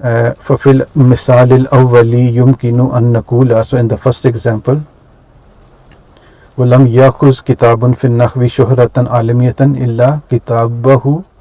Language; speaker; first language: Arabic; non-native, fluent; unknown